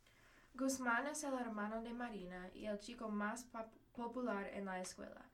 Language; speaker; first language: Spanish; non-native, learner; English